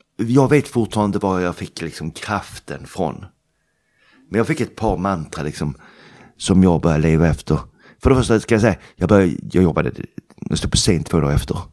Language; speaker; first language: Swedish; native; Swedish